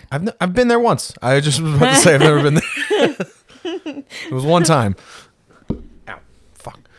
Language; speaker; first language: English; early bilingual, other home language; Filipino